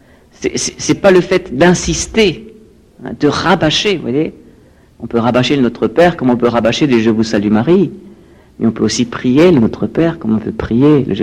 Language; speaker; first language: French; native; French